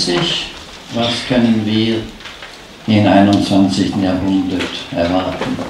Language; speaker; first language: German; non-native, fluent; Norwegian